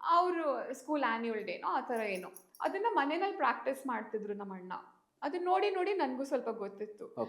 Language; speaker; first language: Kannada; native; Kannada